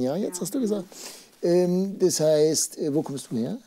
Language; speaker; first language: German; native; German